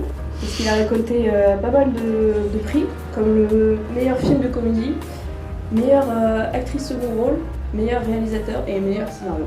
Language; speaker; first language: French; native; French